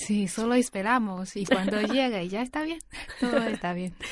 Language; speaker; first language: Spanish; non-native, learner; Chinese